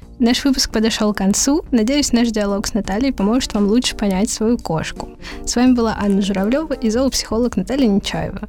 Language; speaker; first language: Russian; native; Russian